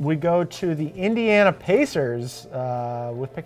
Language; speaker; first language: English; native; English